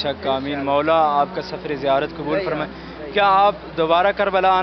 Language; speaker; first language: Urdu; native; Urdu